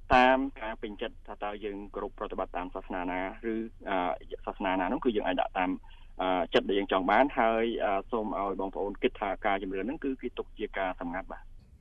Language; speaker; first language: Khmer; native; Khmer